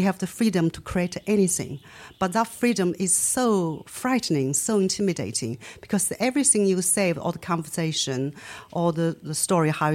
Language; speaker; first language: English; non-native, fluent; Chinese